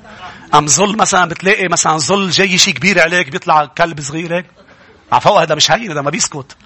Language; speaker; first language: Arabic; native; Arabic